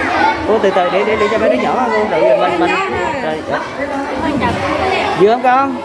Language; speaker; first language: Vietnamese; native; Vietnamese